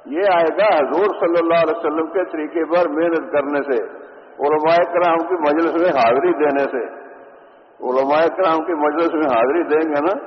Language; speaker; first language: Urdu; native; Urdu